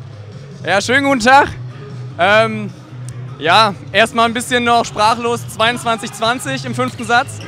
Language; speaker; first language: German; native; German